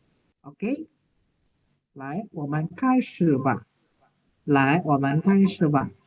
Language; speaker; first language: Chinese; non-native, learner; Indonesian